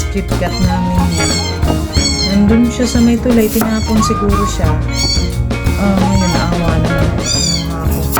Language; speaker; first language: Filipino; native; Filipino